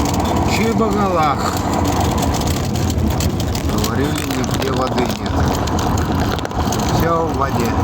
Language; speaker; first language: Russian; native; Russian